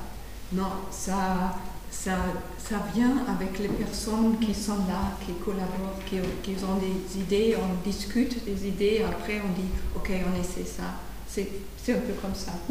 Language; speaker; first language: French; non-native, fluent; German